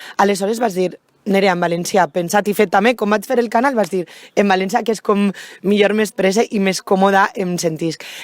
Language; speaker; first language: Catalan; native; Catalan